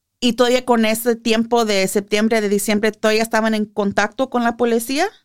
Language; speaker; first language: Spanish; early bilingual, heritage; English